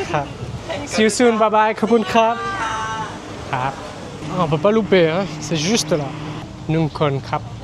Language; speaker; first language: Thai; non-native, learner; French